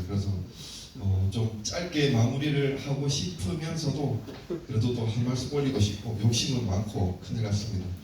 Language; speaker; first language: Korean; native; Korean